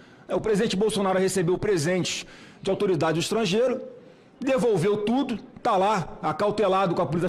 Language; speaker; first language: Portuguese; native; Portuguese